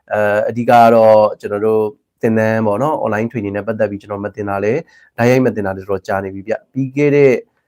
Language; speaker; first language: Burmese; native; Burmese